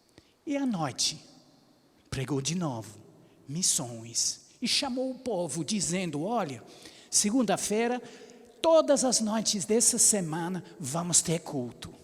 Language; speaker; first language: Portuguese; non-native, fluent; English